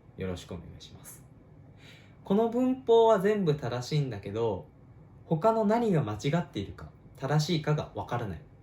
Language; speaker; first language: Japanese; native; Japanese